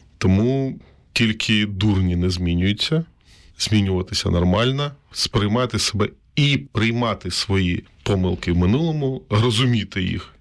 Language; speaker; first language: Ukrainian; non-native, local second language; Russian